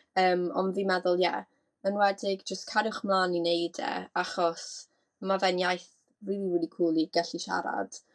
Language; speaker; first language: Welsh; native; Welsh